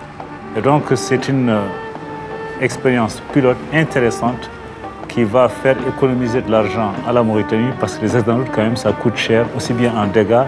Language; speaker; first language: French; native; French